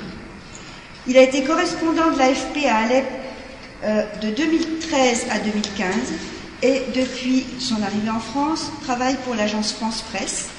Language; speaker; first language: French; native; French